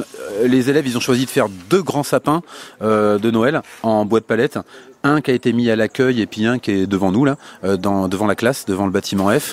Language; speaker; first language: French; native; French